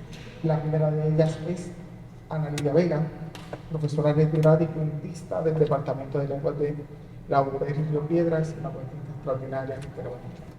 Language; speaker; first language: Spanish; native; Spanish